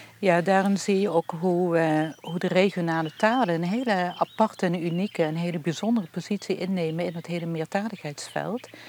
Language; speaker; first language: Dutch; native; Dutch